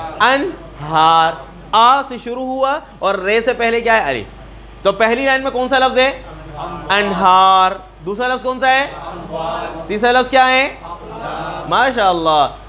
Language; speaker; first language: Urdu; native; Urdu